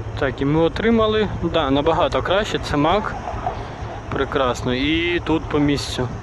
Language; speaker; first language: Ukrainian; non-native, local second language; Russian